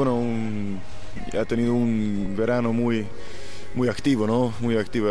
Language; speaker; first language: Spanish; non-native, fluent; Hungarian